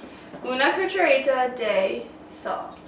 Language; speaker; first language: Spanish; non-native, learner; English